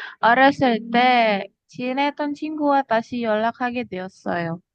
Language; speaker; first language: Korean; non-native, learner; Indonesian